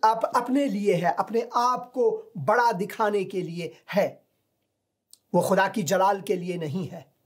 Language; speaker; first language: Hindi; non-native, fluent; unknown